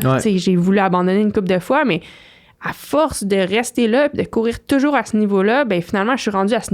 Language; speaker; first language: French; native; French